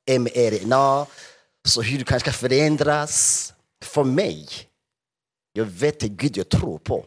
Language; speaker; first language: Swedish; non-native, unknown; Rundi